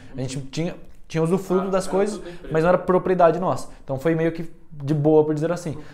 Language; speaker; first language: Portuguese; early bilingual, heritage; Portuguese